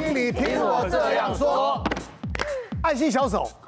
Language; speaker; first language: Chinese; native; Chinese